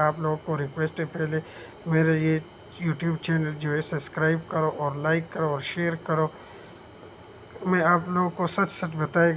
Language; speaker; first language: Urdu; non-native, local second language; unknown